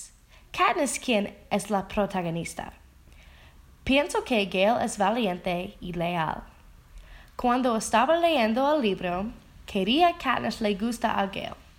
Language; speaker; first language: Spanish; non-native, learner; English